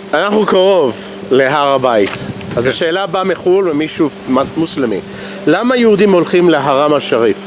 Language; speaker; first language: Hebrew; non-native, fluent; English